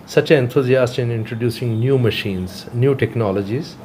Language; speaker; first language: English; non-native, local second language; Punjabi